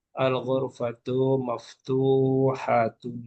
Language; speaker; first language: Arabic; non-native, fluent; Malay